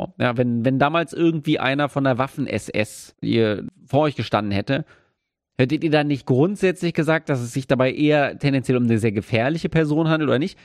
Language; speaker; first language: German; native; German